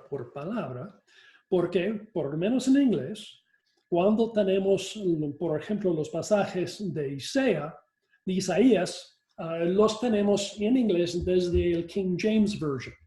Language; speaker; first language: Spanish; non-native, fluent; English